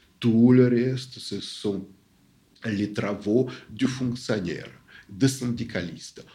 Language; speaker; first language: French; non-native, fluent; Russian